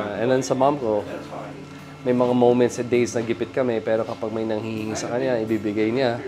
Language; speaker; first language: Filipino; non-native, local second language; Cebuano